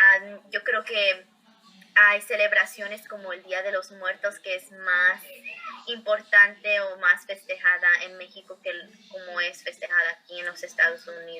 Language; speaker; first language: Spanish; early bilingual, heritage; Spanish